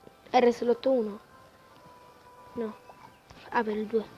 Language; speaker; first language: Italian; native; Italian